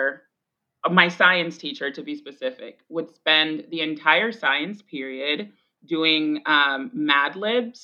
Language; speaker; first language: English; early bilingual, other home language; Spanish